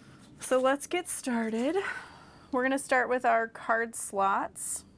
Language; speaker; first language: English; native; English